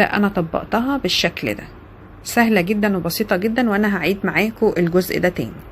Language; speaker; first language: Arabic; native; Arabic